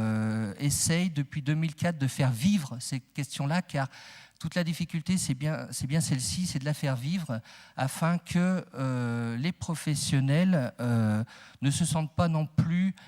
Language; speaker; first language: French; native; French